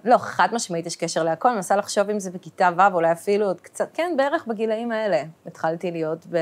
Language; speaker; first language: Hebrew; early bilingual, other home language; Russian